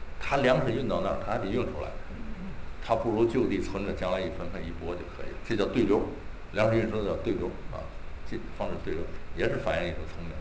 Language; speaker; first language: Chinese; native; Chinese